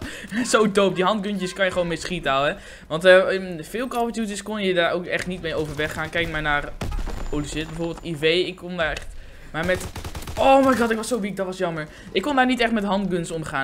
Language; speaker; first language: Dutch; native; Dutch